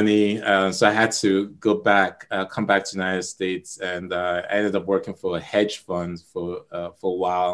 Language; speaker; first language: English; non-native, local second language; Igbo